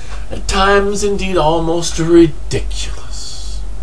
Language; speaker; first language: English; native; English